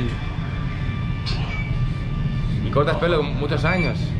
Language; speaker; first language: Spanish; non-native, learner; Greek